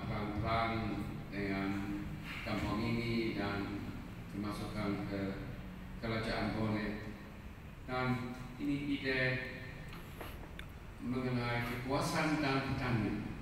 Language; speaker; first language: Indonesian; non-native, fluent; English